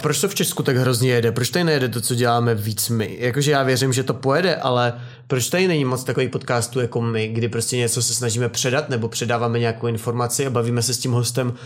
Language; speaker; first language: Czech; native; Czech